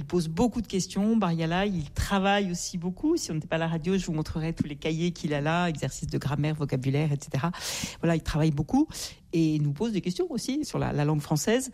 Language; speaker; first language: French; native; French